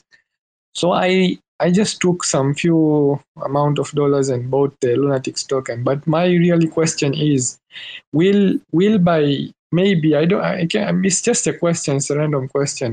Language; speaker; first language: English; non-native, local second language; Swahili